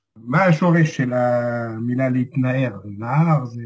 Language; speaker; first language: Hebrew; non-native, fluent; French